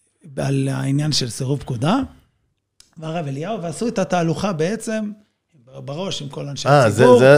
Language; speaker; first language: Hebrew; native; Hebrew